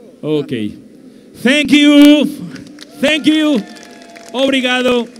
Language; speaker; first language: English; non-native, learner; Portuguese